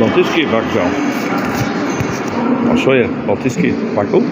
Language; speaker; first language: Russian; non-native, learner; English